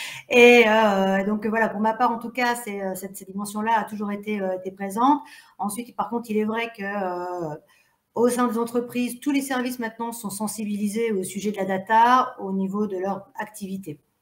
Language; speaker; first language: French; native; French